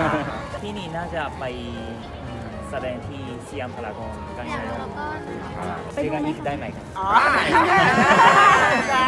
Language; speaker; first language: Thai; non-native, fluent; Japanese